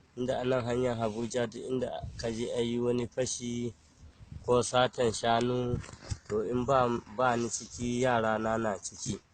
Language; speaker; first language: Hausa; non-native, local second language; Fula